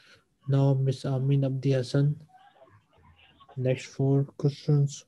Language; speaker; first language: English; non-native, fluent; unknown